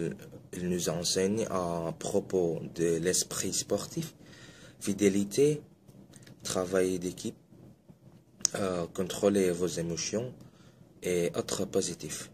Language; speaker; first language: French; non-native, fluent; Indonesian